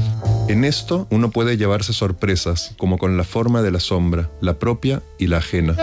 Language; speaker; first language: Spanish; native; Spanish